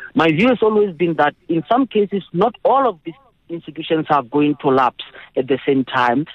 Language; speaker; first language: English; non-native, local second language; Northern Sotho